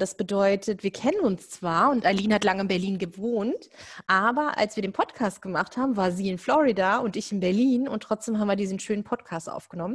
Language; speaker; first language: German; native; German